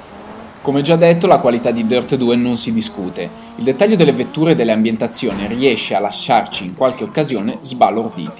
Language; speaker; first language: Italian; native; Italian